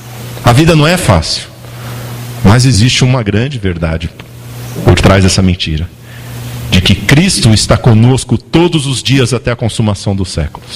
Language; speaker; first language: Portuguese; native; Portuguese